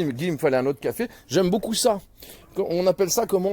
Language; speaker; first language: French; native; French